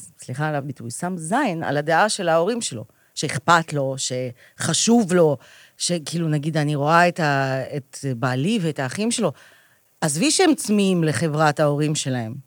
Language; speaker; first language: Hebrew; early bilingual, other home language; Russian